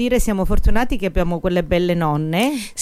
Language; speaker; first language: Italian; early bilingual, heritage; Italian